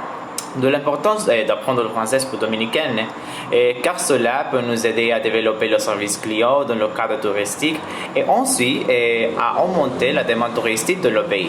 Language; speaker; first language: French; non-native, learner; Spanish